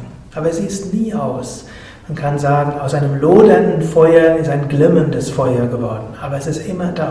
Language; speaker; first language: German; native; German